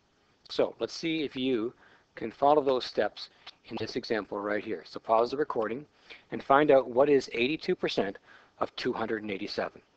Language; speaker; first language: English; native; English